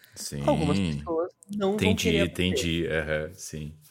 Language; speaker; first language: Portuguese; native; Portuguese